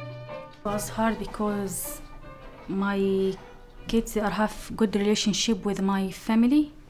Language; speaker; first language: English; non-native, learner; Arabic